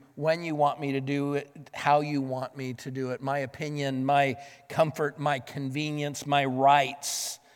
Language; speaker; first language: English; native; English